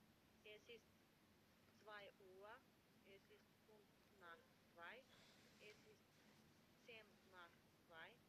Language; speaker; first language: German; non-native, learner; Macedonian